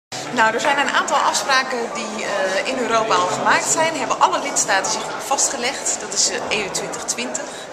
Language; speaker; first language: Dutch; native; Dutch